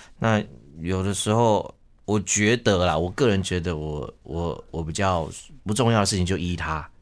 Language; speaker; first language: Chinese; native; Chinese